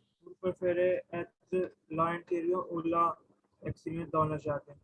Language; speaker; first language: French; non-native, learner; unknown